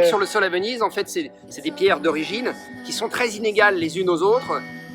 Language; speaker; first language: French; native; French